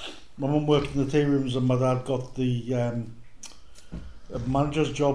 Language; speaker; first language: English; native; English